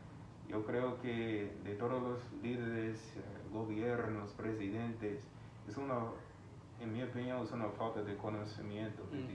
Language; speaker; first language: Spanish; non-native, fluent; English